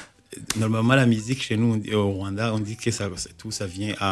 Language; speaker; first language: French; non-native, local second language; Kinyarwanda